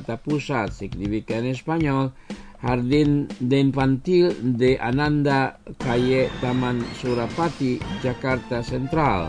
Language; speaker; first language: Spanish; non-native, fluent; Indonesian